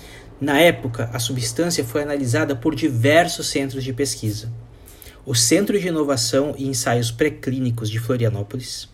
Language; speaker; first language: Portuguese; native; Portuguese